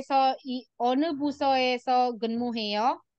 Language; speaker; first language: Korean; non-native, learner; Indonesian